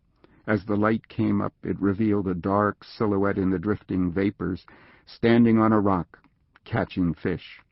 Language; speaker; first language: English; native; English